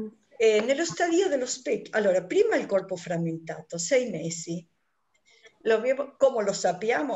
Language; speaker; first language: Italian; non-native, fluent; Spanish